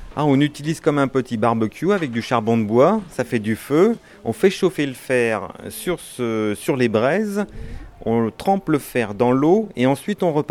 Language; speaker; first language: French; native; French